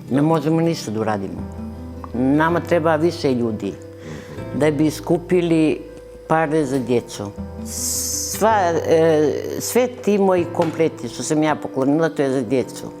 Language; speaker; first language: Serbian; early bilingual, other home language; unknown